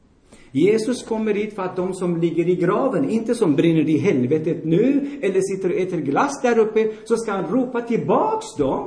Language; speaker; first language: Swedish; non-native, fluent; Armenian